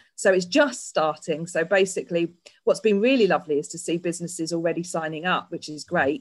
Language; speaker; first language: English; native; English